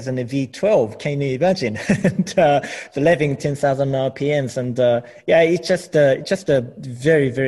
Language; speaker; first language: English; non-native, fluent; Japanese